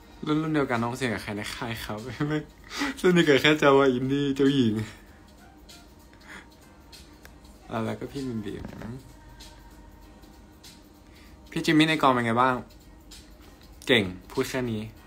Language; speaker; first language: Thai; native; Thai